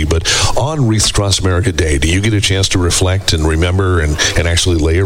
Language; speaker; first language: English; native; English